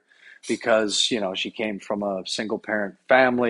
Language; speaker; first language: English; native; English